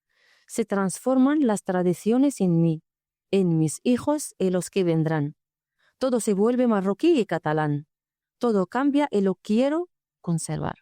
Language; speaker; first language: Spanish; non-native, fluent; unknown